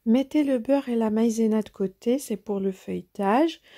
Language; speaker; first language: French; non-native, local second language; Arabic